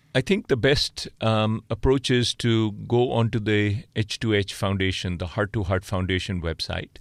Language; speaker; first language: English; non-native, local second language; Punjabi